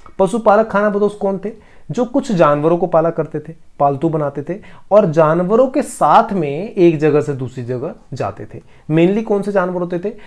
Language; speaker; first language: Hindi; native; Hindi